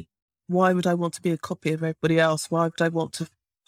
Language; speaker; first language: English; native; English